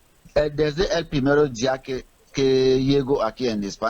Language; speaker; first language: Spanish; non-native, learner; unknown